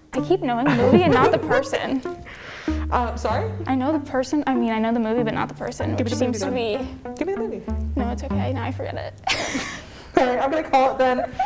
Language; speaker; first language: English; native; English